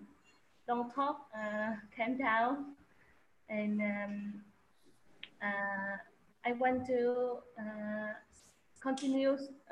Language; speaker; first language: English; non-native, learner; Vietnamese